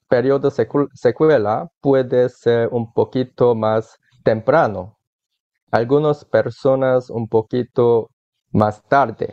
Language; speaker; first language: Spanish; non-native, learner; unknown